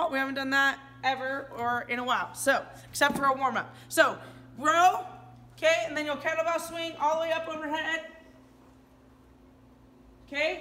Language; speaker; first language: English; native; English